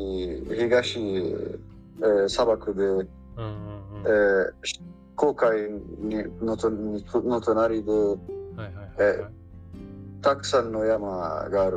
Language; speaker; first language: Japanese; non-native, learner; Arabic